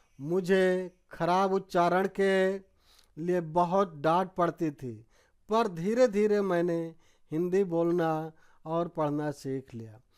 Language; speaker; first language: Hindi; native; Hindi